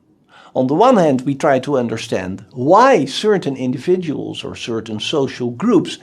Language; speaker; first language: English; non-native, fluent; Dutch